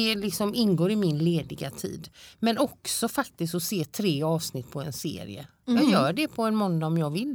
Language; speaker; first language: Swedish; native; Swedish